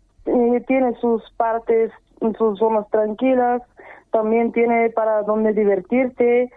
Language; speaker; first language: Spanish; non-native, fluent; Bulgarian